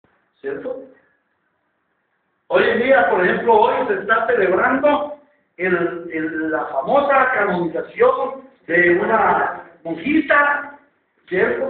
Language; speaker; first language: Spanish; native; Spanish